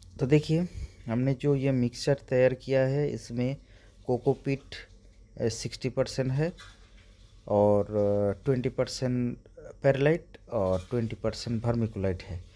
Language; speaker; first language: Hindi; non-native, local second language; Bangla